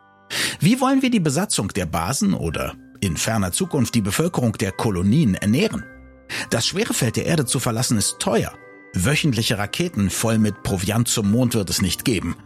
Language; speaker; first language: German; native; German